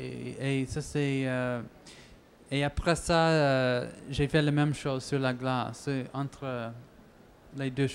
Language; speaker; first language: French; non-native, local second language; English